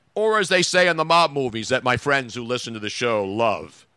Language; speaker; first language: English; early bilingual, other home language; Italian